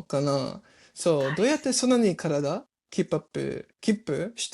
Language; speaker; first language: Japanese; non-native, learner; English